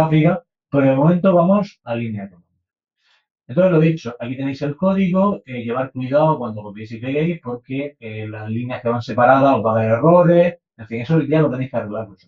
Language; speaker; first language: Spanish; native; Spanish